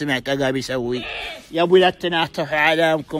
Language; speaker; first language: Arabic; native; Arabic